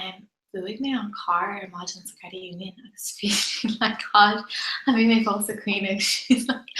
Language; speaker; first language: Irish; non-native, local second language; English